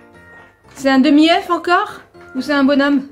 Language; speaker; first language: French; native; French